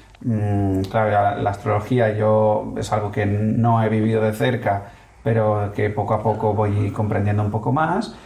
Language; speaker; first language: Spanish; native; Spanish